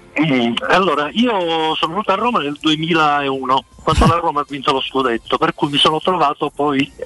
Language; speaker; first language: Italian; native; Italian